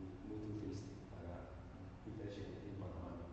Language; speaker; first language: Portuguese; non-native, learner; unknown